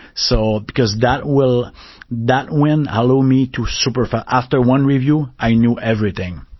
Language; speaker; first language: English; non-native, fluent; French